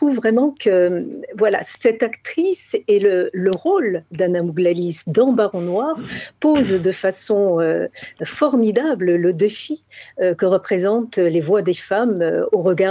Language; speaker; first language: French; native; French